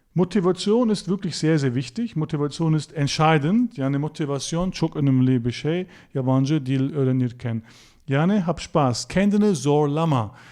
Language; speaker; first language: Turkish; non-native, fluent; German